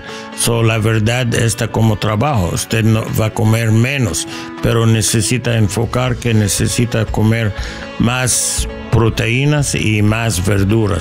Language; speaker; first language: Spanish; non-native, learner; English